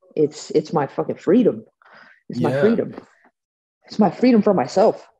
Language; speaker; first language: English; native; English